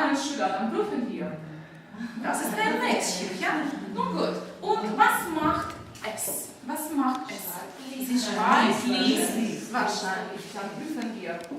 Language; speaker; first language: German; non-native, fluent; Ukrainian